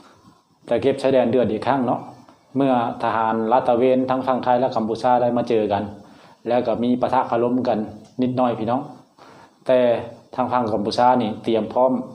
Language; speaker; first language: Thai; non-native, local second language; Lao